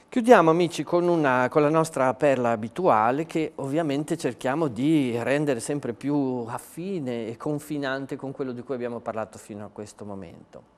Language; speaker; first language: Italian; native; Italian